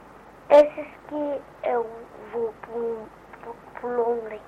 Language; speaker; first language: Portuguese; early bilingual, heritage; Portuguese